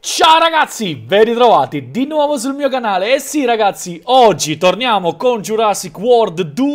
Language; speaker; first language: Italian; native; Italian